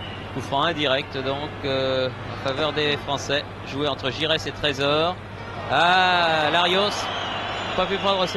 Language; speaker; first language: French; native; French